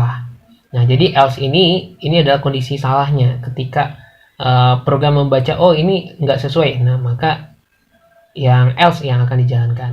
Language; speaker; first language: Indonesian; native; Indonesian